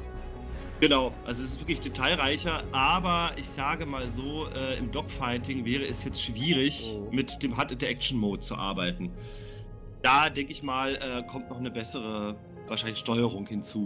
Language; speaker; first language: German; native; German